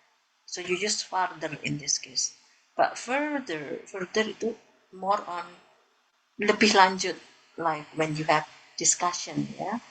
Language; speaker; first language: English; non-native, fluent; Indonesian